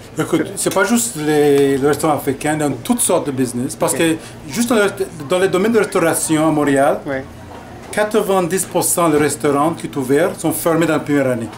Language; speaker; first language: French; non-native, fluent; English